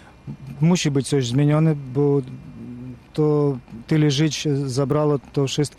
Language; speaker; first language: Polish; non-native, fluent; Ukrainian